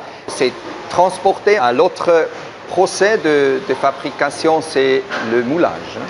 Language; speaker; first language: French; non-native, local second language; German